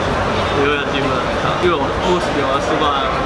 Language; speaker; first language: Chinese; non-native, local second language; Cantonese